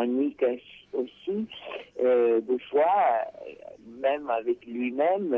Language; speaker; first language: French; non-native, fluent; Spanish